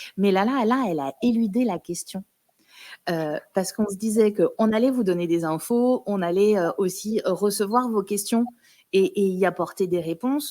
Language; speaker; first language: French; native; French